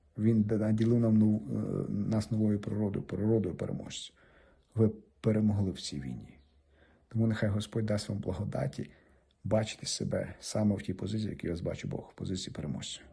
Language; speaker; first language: Ukrainian; native; Ukrainian